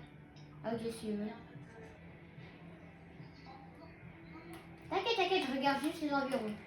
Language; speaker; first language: French; native; French